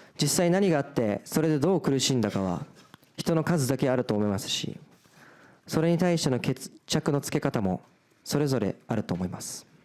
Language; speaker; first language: Japanese; early bilingual, other home language; Portuguese